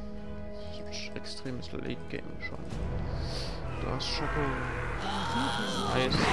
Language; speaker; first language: German; native; German